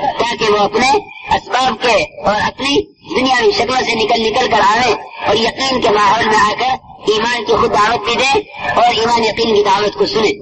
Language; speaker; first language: Urdu; native; Urdu